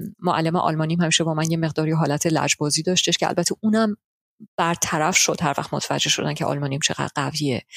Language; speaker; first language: Persian; early bilingual, heritage; Persian